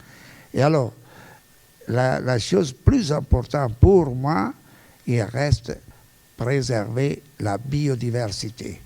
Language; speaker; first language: French; non-native, fluent; Italian